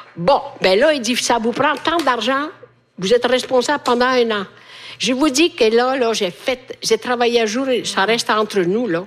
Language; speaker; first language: French; non-native, fluent; Italian